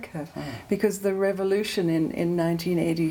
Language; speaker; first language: English; native; English